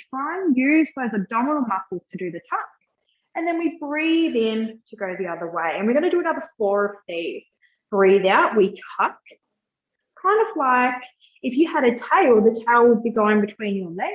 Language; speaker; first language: English; native; English